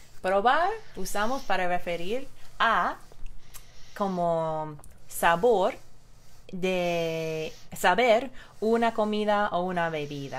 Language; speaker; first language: Spanish; non-native, fluent; English